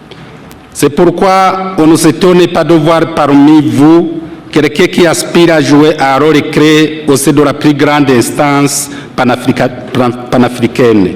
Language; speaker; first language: French; non-native, local second language; Rundi